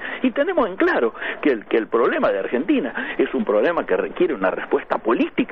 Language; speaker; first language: Spanish; native; Spanish